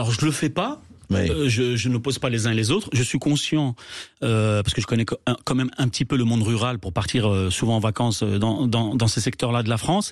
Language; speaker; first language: French; native; French